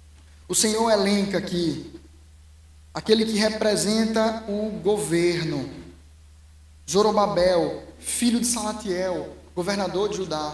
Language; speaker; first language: Portuguese; native; Portuguese